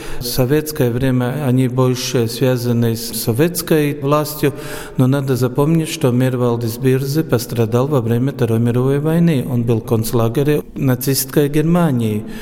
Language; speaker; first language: Russian; non-native, local second language; Latvian